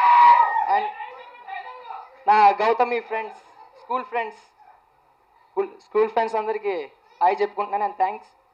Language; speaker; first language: Telugu; native; Telugu